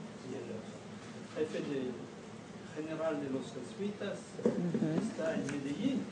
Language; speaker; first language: Spanish; non-native, fluent; French